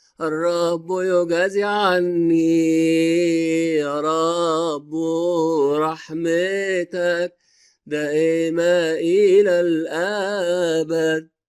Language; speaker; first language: Arabic; native; Arabic